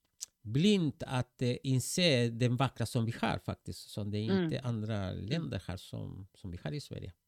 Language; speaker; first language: Swedish; non-native, fluent; Spanish